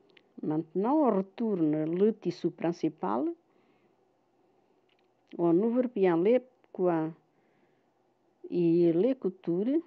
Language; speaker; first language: French; non-native, fluent; Portuguese